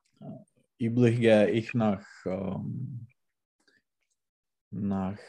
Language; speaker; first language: German; non-native, learner; Czech